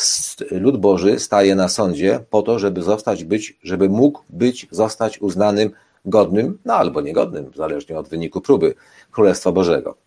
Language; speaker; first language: Polish; native; Polish